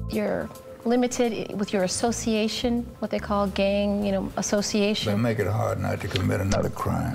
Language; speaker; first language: English; native; English